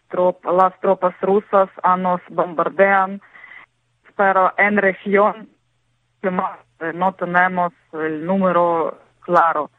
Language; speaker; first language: Spanish; non-native, learner; Ukrainian